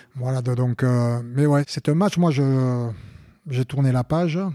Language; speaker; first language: French; native; French